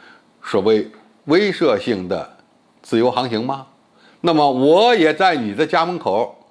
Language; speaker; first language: Chinese; native; Chinese